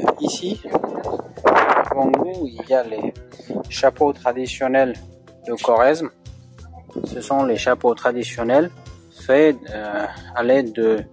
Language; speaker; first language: French; non-native, fluent; Uzbek